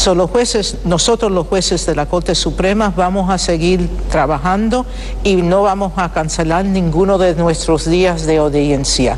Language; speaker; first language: Spanish; early bilingual, heritage; Spanish